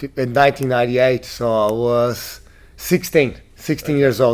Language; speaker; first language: English; non-native, fluent; Portuguese